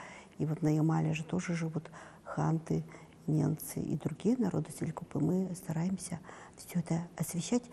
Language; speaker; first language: Russian; non-native, local second language; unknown